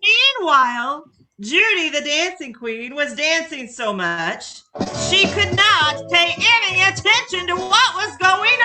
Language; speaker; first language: English; native; English